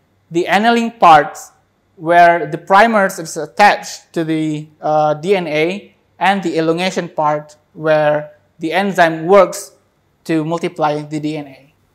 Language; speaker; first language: English; non-native, fluent; Indonesian